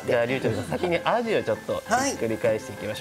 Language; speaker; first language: Japanese; native; Japanese